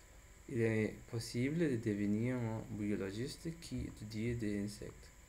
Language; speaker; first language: French; non-native, learner; English